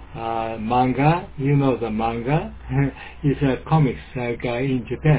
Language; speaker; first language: English; non-native, learner; Japanese